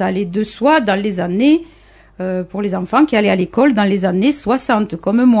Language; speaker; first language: French; native; French